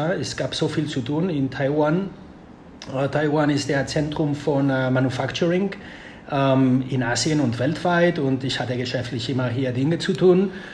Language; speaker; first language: German; non-native, fluent; Spanish